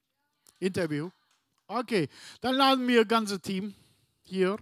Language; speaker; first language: German; non-native, learner; Turkish